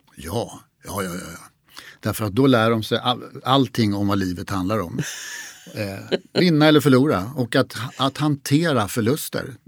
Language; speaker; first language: Swedish; native; Swedish